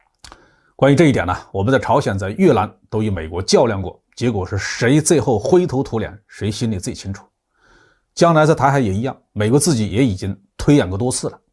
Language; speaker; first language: Chinese; native; Chinese